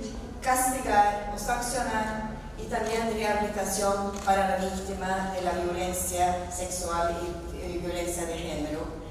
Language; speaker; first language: Spanish; non-native, fluent; Norwegian